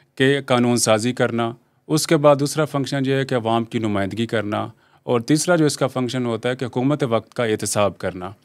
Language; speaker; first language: Urdu; native; Urdu